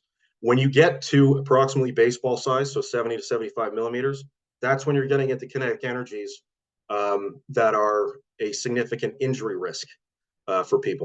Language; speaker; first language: English; native; English